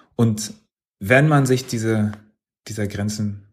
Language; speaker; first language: German; native; German